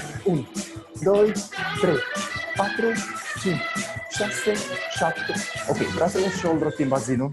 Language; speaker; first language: Romanian; native; Romanian